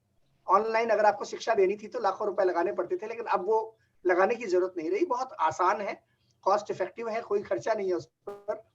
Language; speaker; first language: Hindi; native; Hindi